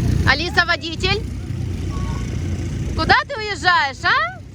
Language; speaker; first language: Russian; native; Russian